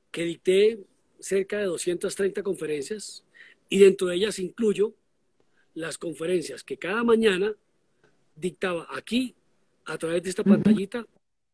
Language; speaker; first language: Spanish; native; Spanish